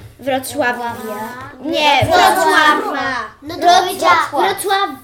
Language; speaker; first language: Polish; early bilingual, heritage; Polish